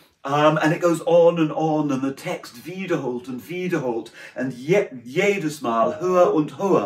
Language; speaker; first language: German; non-native, fluent; English